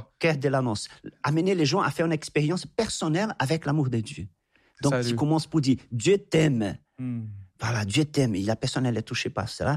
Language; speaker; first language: French; non-native, fluent; Portuguese